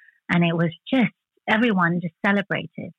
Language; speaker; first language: English; early bilingual, other home language; Chinese